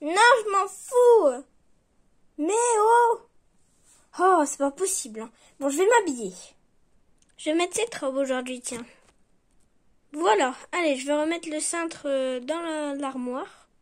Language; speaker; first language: French; native; French